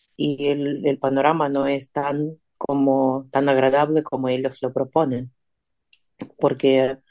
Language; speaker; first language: Spanish; non-native, fluent; Ukrainian